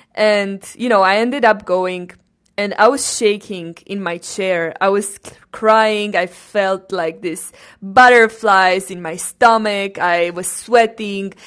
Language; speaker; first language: English; non-native, fluent; Romanian